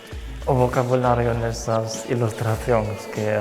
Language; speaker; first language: Galician; non-native, fluent; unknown